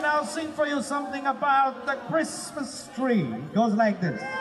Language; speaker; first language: English; non-native, local second language; Sinhala